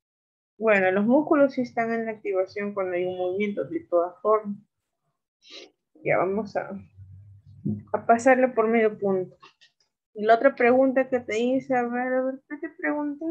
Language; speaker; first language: Spanish; native; Spanish